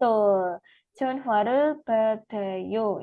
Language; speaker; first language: Korean; non-native, fluent; Indonesian